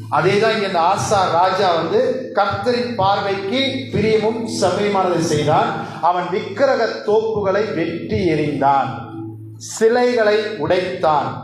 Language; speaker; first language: Tamil; non-native, local second language; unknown